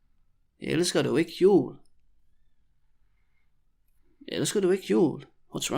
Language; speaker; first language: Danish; non-native, fluent; English